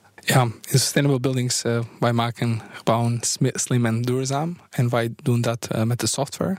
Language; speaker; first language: Dutch; non-native, fluent; Bosnian